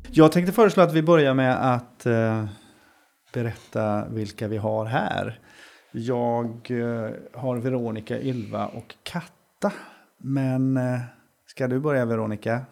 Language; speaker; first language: Swedish; native; Swedish